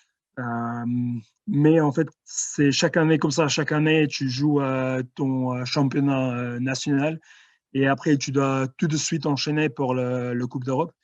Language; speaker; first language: French; non-native, fluent; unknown